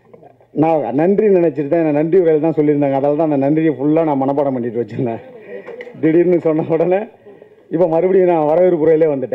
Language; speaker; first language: Tamil; native; Tamil